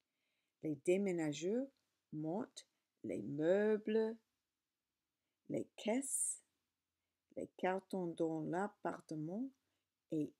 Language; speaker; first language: French; non-native, learner; English